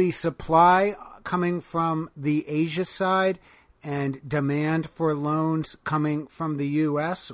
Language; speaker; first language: English; native; English